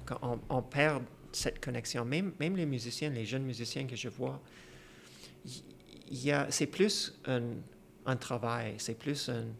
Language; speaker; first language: French; non-native, fluent; Persian